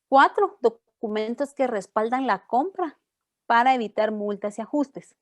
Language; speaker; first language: Spanish; native; Spanish